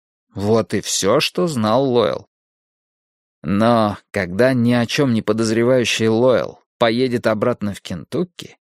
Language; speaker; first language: Russian; native; Russian